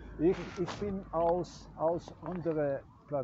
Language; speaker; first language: German; non-native, learner; Slovenian